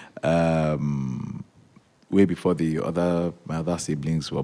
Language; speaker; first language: English; non-native, local second language; Yoruba